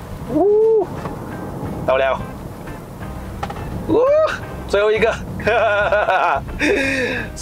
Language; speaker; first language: Chinese; native; Chinese